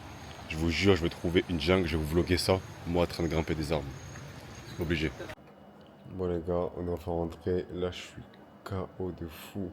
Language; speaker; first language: French; native; French